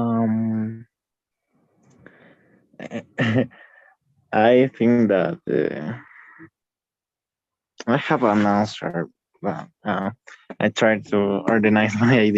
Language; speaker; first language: English; non-native, learner; Spanish